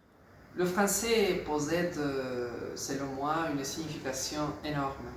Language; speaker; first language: French; non-native, fluent; Spanish